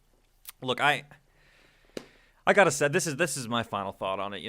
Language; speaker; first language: English; native; English